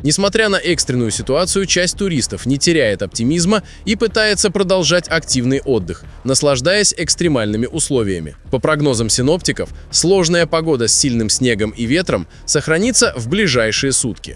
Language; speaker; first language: Russian; native; Russian